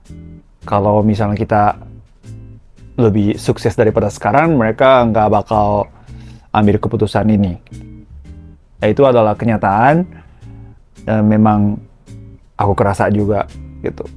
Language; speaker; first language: Indonesian; non-native, fluent; Japanese